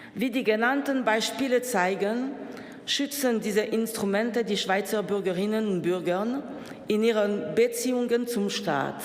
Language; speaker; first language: German; non-native, local second language; French